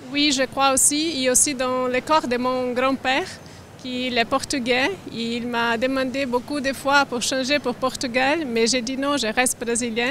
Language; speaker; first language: French; non-native, learner; Portuguese